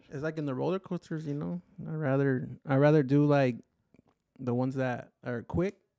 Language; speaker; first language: English; early bilingual, other home language; Spanish